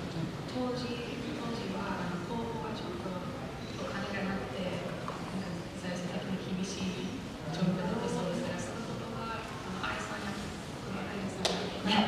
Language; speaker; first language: Japanese; non-native, fluent; English